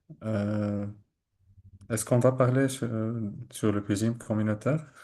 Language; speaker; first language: French; non-native, learner; Arabic